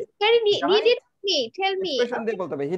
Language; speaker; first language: English; non-native, learner; Bangla